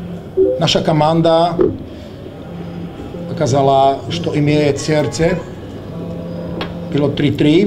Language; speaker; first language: Russian; non-native, learner; Slovak